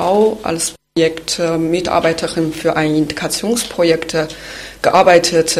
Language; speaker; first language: German; non-native, fluent; Chinese